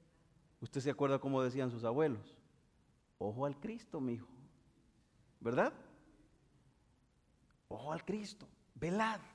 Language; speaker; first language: Spanish; native; Spanish